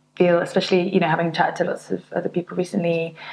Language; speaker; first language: English; native; English